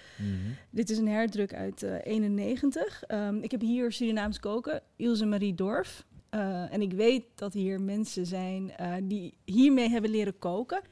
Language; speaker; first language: Dutch; early bilingual, other home language; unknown